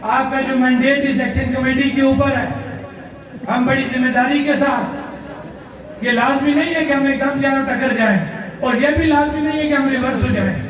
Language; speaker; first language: Urdu; non-native, local second language; Pahari-Potwari